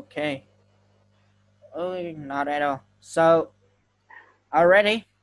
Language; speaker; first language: English; non-native, fluent; Vietnamese